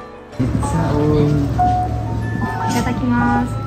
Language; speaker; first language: Japanese; non-native, fluent; Nepali